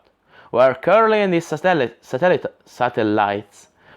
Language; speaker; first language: English; non-native, fluent; Italian